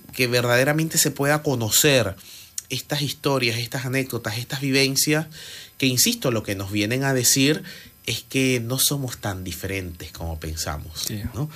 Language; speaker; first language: Spanish; native; Spanish